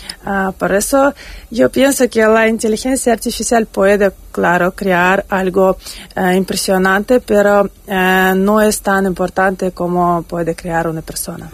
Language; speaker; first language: Spanish; non-native, learner; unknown